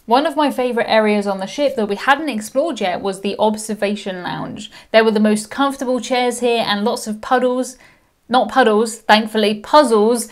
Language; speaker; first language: English; native; English